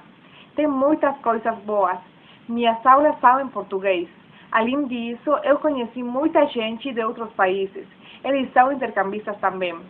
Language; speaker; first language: Portuguese; non-native, learner; Spanish